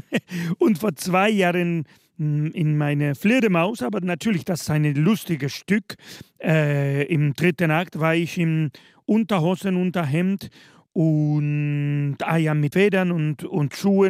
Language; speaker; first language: German; non-native, fluent; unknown